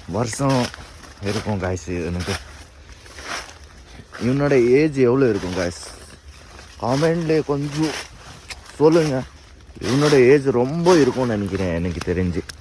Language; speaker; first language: Tamil; non-native, learner; Nepali